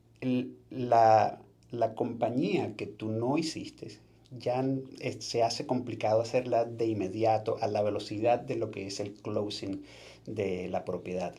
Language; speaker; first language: Spanish; native; Spanish